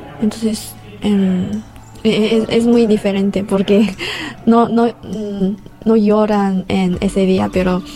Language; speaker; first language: Spanish; non-native, fluent; Chinese